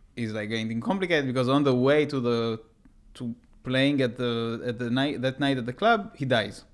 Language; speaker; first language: English; non-native, fluent; Hebrew